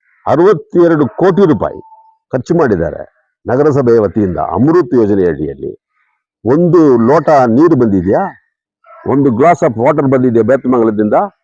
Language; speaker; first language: Kannada; non-native, local second language; Tamil